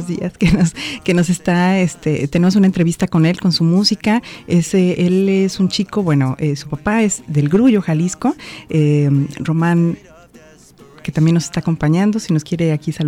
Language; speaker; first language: Spanish; native; Spanish